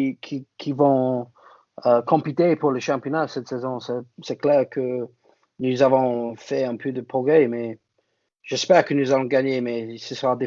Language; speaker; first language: French; non-native, fluent; English